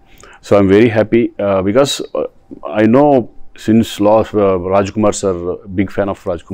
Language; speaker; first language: Tamil; non-native, local second language; Telugu